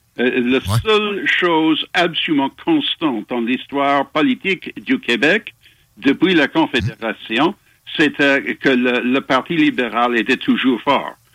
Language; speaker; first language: French; non-native, fluent; English